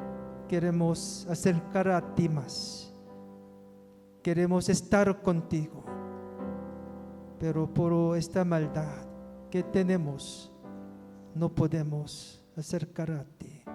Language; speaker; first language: Spanish; non-native, fluent; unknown